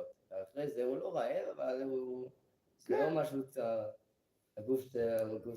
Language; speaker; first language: Hebrew; non-native, learner; English